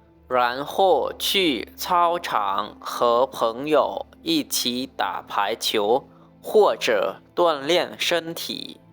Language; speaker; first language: Chinese; non-native, learner; Lao